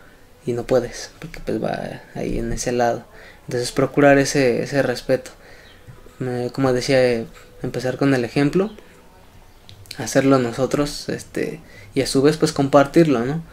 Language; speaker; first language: Spanish; native; Spanish